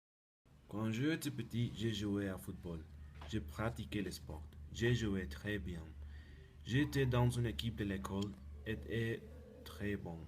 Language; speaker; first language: French; non-native, learner; Spanish